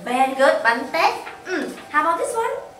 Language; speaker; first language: English; non-native, fluent; Vietnamese